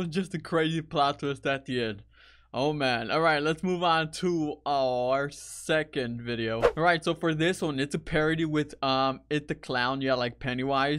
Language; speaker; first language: English; native; English